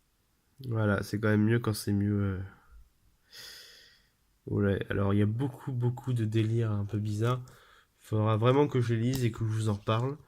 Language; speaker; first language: French; native; French